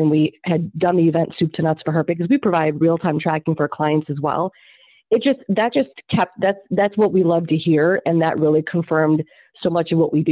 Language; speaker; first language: English; native; English